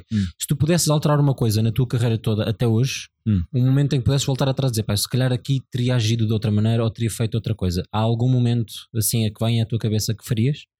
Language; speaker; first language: Portuguese; native; Portuguese